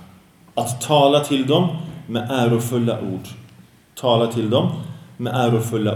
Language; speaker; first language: Swedish; early bilingual, other home language; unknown